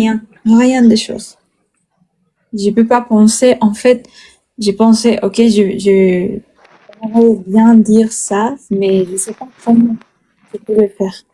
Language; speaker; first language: French; non-native, learner; Spanish